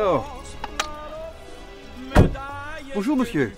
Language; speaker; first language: French; non-native, learner; Dutch